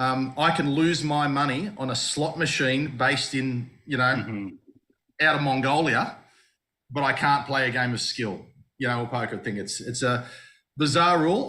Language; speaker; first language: English; native; English